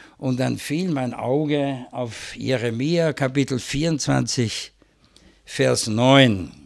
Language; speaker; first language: German; native; German